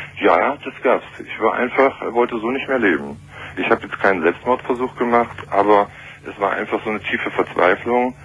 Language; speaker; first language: German; native; German